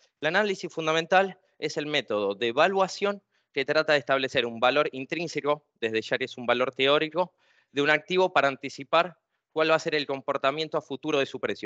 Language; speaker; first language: Spanish; native; Spanish